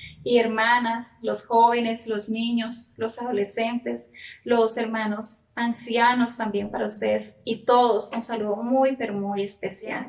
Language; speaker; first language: Spanish; native; Spanish